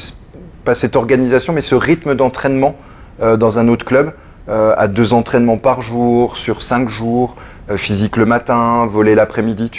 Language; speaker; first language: French; native; French